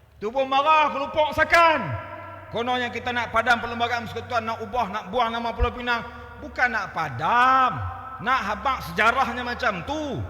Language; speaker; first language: Malay; native; Malay